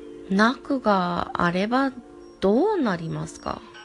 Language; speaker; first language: Japanese; non-native, learner; English